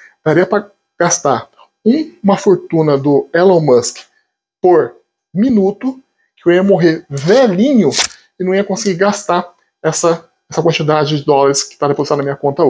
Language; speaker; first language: Portuguese; native; Portuguese